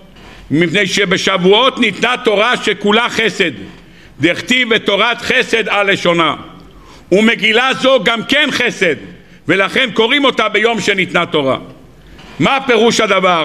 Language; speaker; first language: Hebrew; native; Hebrew